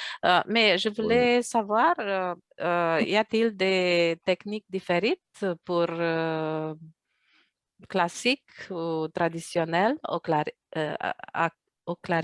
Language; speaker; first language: French; non-native, fluent; Romanian